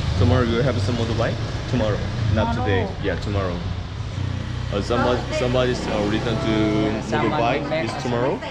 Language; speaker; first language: English; non-native, learner; Korean